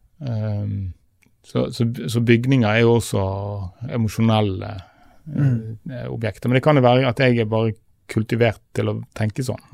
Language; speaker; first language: Norwegian; native; Norwegian